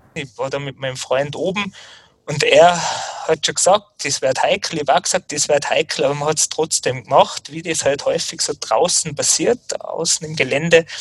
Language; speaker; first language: German; native; German